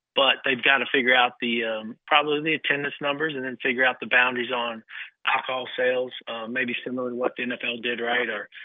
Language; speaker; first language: English; native; English